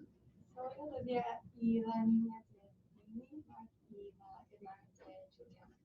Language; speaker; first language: Spanish; non-native, learner; English